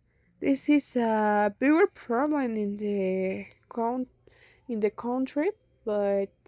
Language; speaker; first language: English; non-native, learner; Spanish